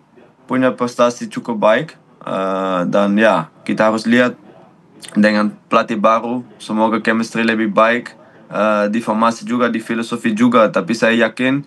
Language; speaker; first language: Indonesian; non-native, learner; Dutch